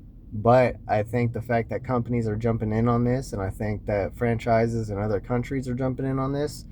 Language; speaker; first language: English; native; English